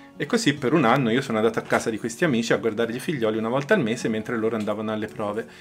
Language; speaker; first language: Italian; early bilingual, other home language; Spanish